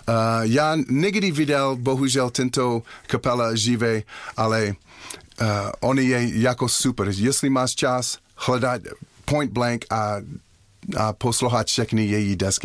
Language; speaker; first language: Czech; non-native, learner; English